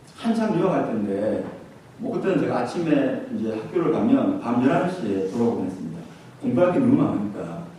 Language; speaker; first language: Korean; native; Korean